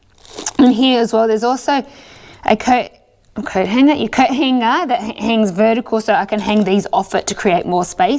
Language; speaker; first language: English; native; English